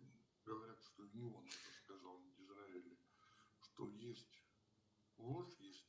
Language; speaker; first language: Russian; native; Russian